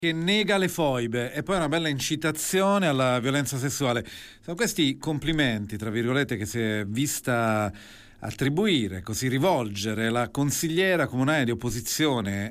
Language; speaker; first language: Italian; native; Italian